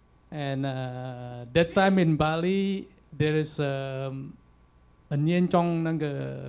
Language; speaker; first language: English; non-native, fluent; Balinese